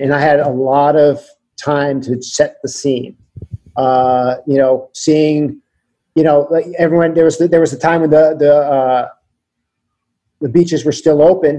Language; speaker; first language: English; native; English